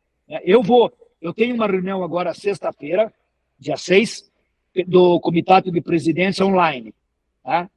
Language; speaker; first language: Portuguese; native; Portuguese